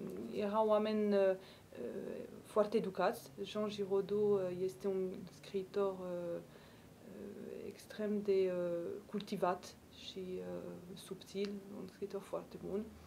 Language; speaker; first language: Romanian; non-native, fluent; French